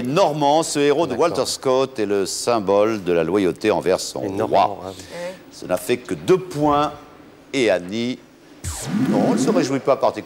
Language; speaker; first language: French; native; French